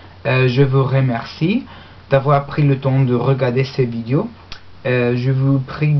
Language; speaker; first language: French; non-native, learner; English